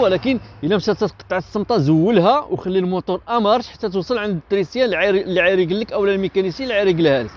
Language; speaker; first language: Arabic; native; Arabic